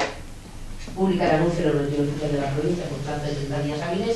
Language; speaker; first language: Spanish; native; Spanish